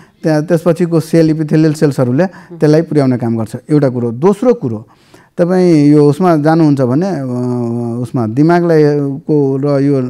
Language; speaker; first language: Nepali; non-native, local second language; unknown